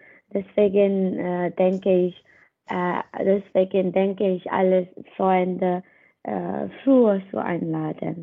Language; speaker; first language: German; non-native, learner; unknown